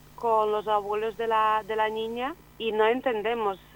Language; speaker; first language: Spanish; non-native, fluent; Ukrainian